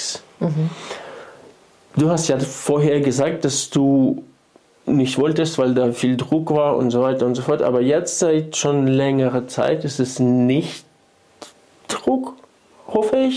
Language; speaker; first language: German; non-native, fluent; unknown